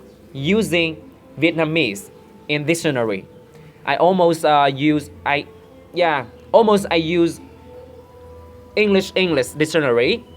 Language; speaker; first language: English; non-native, learner; Vietnamese